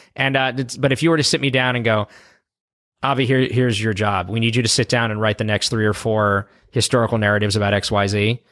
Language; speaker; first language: English; native; English